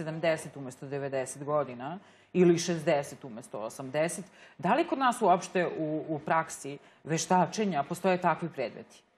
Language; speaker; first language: Serbian; native; Serbian